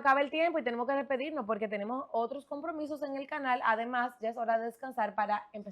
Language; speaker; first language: Spanish; native; Spanish